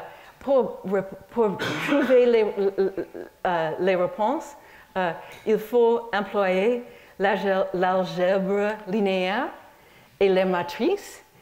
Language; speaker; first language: French; non-native, fluent; English